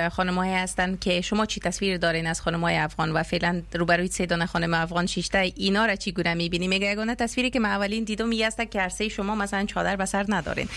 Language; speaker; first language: French; non-native, fluent; Persian